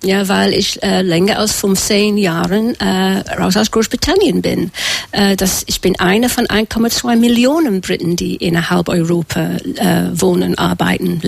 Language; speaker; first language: German; non-native, fluent; English